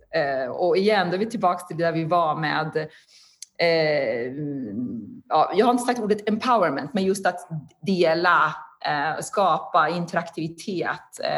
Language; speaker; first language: Swedish; non-native, fluent; Persian